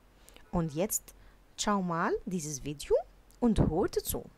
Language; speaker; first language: German; non-native, learner; Arabic